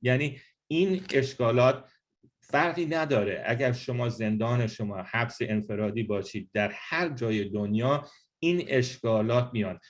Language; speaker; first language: Persian; early bilingual, heritage; Persian